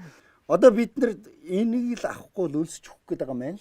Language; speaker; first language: Mongolian; native; Mongolian